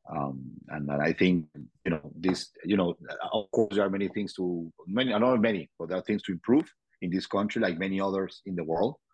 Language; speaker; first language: English; non-native, fluent; Spanish